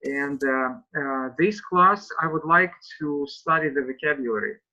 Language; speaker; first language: English; non-native, fluent; Russian